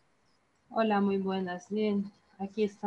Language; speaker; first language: Spanish; non-native, fluent; Ukrainian